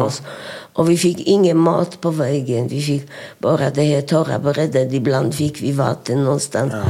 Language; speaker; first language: Swedish; non-native, fluent; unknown